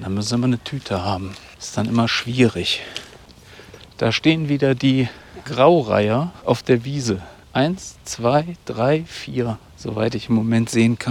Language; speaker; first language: German; native; German